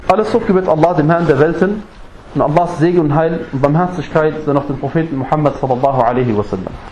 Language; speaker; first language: German; non-native, fluent; Arabic